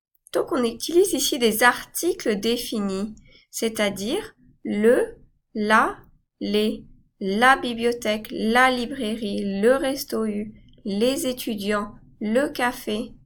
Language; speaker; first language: French; non-native, fluent; English